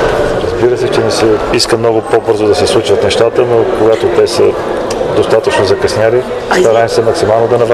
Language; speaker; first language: Bulgarian; native; Bulgarian